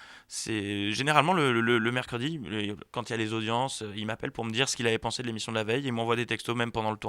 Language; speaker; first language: French; native; French